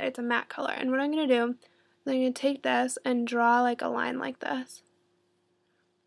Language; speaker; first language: English; native; English